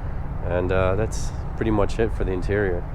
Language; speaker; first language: English; native; English